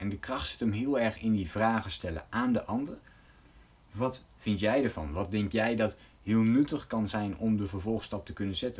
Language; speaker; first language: Dutch; native; Dutch